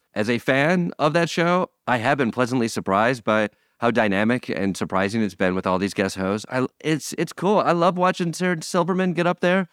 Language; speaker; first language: English; native; English